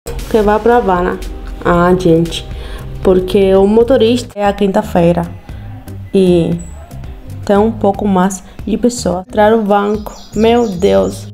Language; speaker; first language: Portuguese; non-native, learner; Spanish